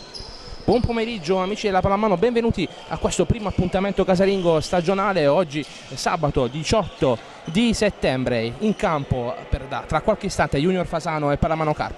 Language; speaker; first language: Italian; native; Italian